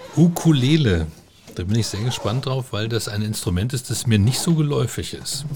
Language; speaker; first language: German; native; German